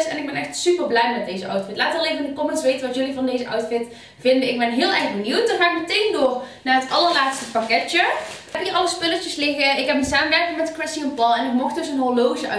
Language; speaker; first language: Dutch; native; Dutch